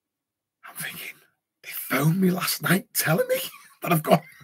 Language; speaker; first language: English; native; English